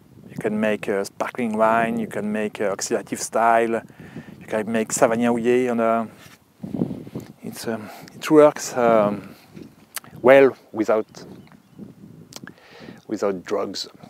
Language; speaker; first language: English; non-native, learner; French